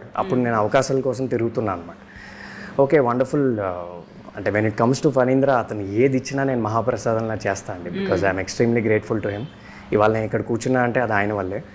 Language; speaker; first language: Telugu; native; Telugu